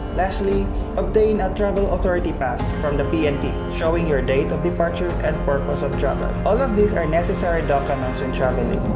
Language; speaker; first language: English; non-native, local second language; Cebuano